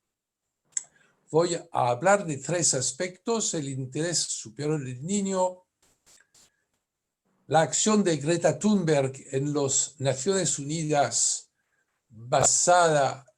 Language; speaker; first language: Spanish; non-native, fluent; French